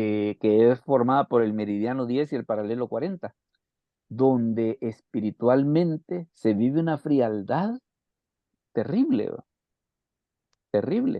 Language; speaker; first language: Spanish; native; Spanish